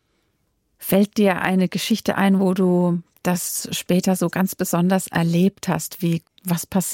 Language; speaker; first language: German; native; German